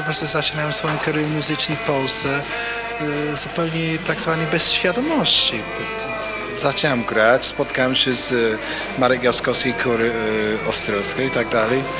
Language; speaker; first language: Polish; non-native, fluent; English